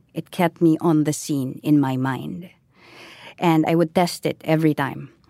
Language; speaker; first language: English; non-native, local second language; Filipino